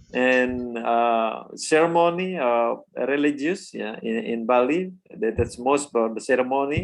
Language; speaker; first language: English; non-native, learner; Indonesian